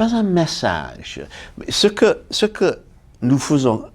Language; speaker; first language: French; non-native, fluent; English